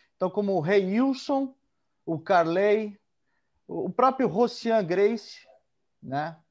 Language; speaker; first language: Portuguese; native; Portuguese